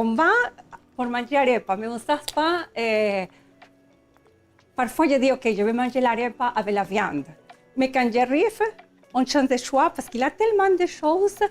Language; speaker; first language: French; non-native, learner; Spanish